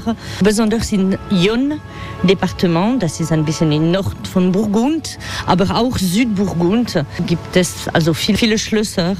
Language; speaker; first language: German; non-native, fluent; French